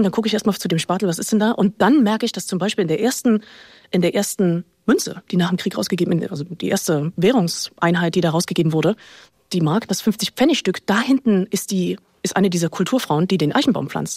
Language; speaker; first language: German; native; German